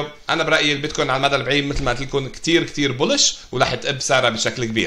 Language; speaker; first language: Arabic; native; Arabic